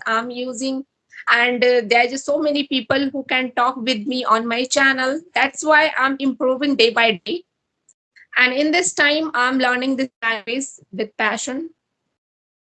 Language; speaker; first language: English; non-native, learner; Hindi